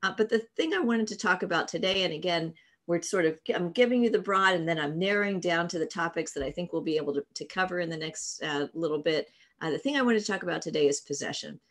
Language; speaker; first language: English; native; English